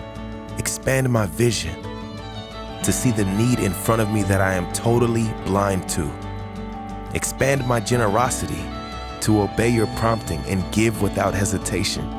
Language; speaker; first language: English; native; English